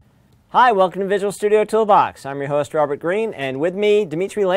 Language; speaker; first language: English; native; English